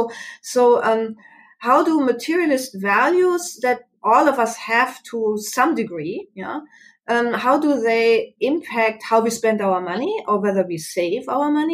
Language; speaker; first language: English; non-native, fluent; German